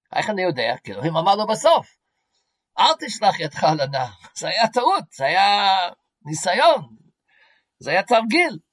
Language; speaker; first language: Hebrew; non-native, fluent; English